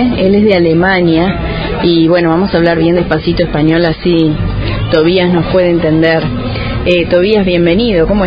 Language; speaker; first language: Spanish; native; Spanish